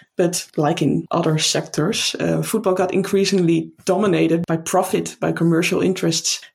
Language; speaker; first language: English; non-native, fluent; Dutch